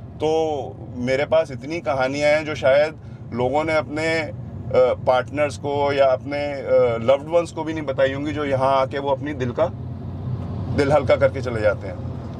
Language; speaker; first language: Hindi; native; Hindi